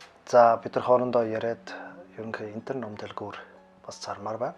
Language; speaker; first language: Mongolian; non-native, learner; German